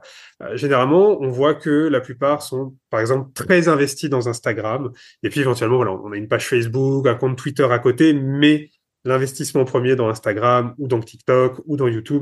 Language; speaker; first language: French; native; French